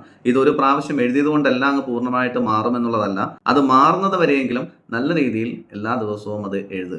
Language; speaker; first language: Malayalam; native; Malayalam